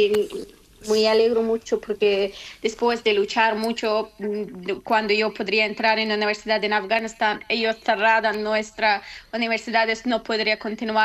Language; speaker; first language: Spanish; non-native, learner; Persian